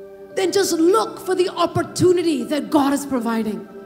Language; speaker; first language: English; native; English